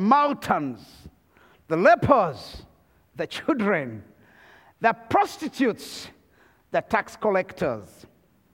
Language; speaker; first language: English; non-native, local second language; Kinyarwanda